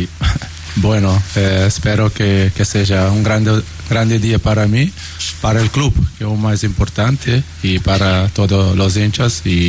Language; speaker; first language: Spanish; non-native, learner; Portuguese